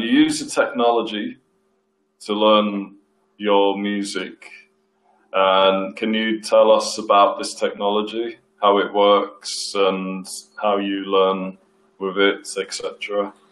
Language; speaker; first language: English; native; English